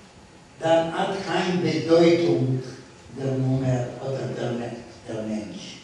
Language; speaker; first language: German; non-native, learner; Yiddish